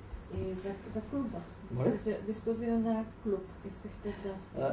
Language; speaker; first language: Bulgarian; non-native, fluent; Czech